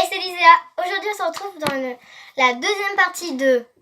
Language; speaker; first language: French; native; French